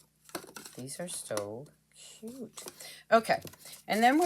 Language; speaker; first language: English; native; English